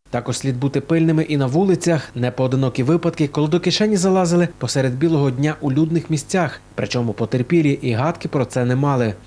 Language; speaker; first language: Ukrainian; native; Ukrainian